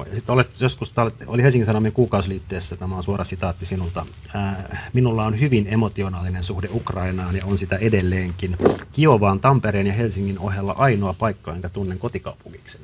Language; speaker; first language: Finnish; native; Finnish